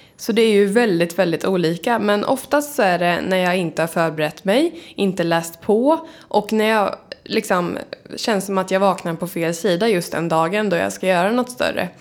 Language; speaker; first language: Swedish; native; Swedish